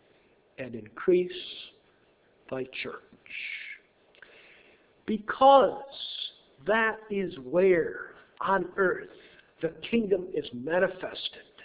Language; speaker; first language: English; native; English